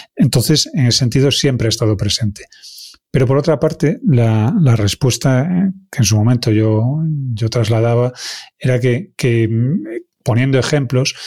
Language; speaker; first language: Spanish; non-native, local second language; Galician